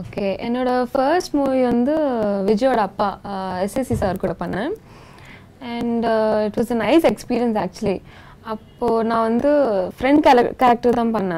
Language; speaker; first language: Tamil; non-native, local second language; Telugu